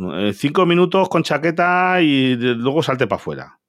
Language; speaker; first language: Spanish; native; Spanish